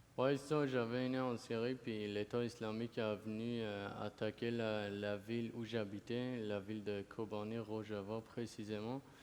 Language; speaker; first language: French; early bilingual, other home language; Kurdish